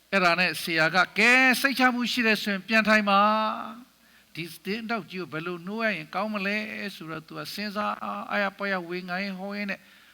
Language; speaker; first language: Burmese; non-native, local second language; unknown